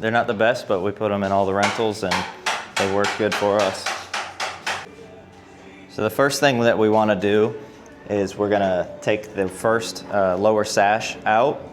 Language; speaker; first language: English; native; English